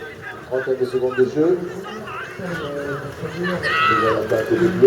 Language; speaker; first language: French; native; French